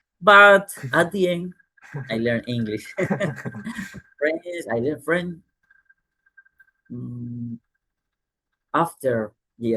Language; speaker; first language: English; non-native, fluent; Spanish